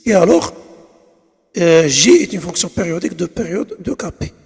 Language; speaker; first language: French; non-native, local second language; Arabic